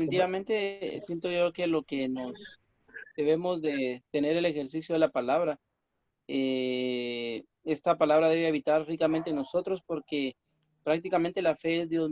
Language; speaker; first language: Spanish; native; Spanish